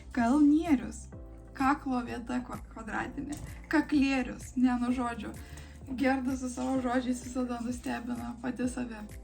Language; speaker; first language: Lithuanian; native; Lithuanian